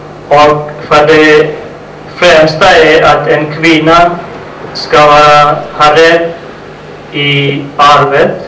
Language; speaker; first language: Swedish; non-native, fluent; Urdu